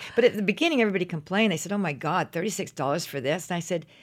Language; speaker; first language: English; native; English